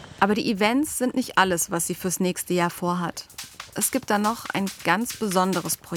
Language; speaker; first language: German; native; German